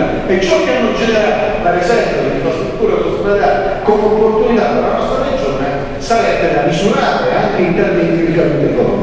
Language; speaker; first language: Italian; native; Italian